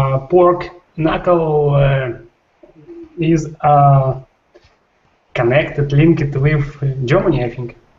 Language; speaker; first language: English; non-native, learner; Russian